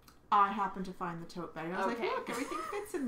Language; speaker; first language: English; native; English